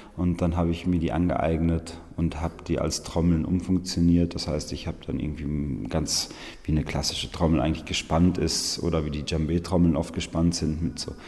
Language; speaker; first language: German; native; German